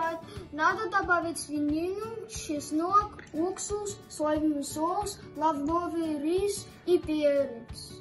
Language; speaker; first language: Russian; non-native, learner; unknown